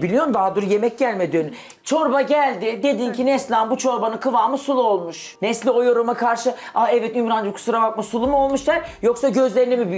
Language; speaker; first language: Turkish; native; Turkish